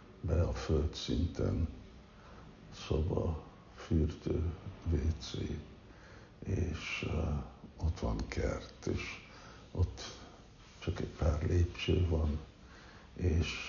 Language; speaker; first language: Hungarian; early bilingual, heritage; Hungarian